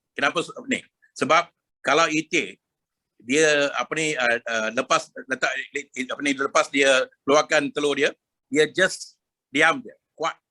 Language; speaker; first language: Malay; non-native, local second language; Tamil